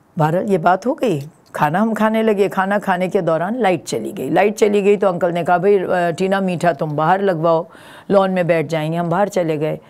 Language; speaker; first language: Urdu; native; Urdu